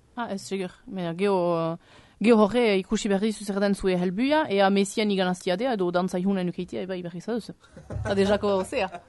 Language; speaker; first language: Basque; native; Basque